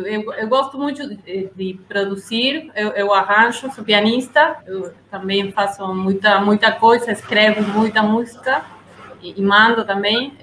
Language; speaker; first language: Portuguese; non-native, learner; Spanish